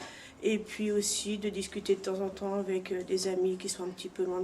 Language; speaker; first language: French; native; French